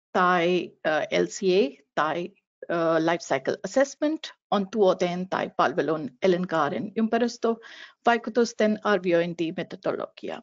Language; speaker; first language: Finnish; non-native, fluent; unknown